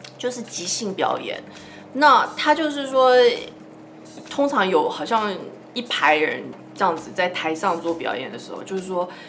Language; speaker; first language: Chinese; early bilingual, heritage; Chinese